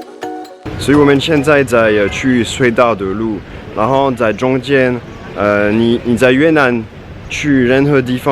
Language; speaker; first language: Chinese; non-native, fluent; French